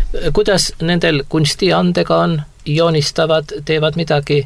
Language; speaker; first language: Estonian; native; Estonian